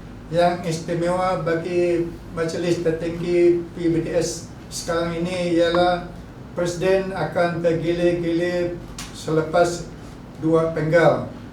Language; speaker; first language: Malay; non-native, local second language; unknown